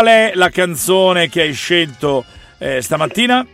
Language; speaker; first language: Italian; native; Italian